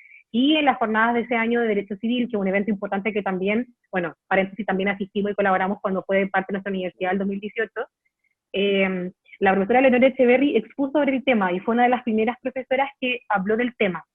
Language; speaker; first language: Spanish; native; Spanish